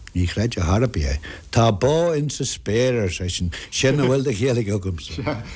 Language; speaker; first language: Irish; non-native, local second language; English